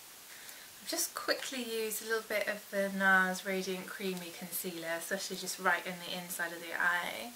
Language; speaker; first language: English; native; English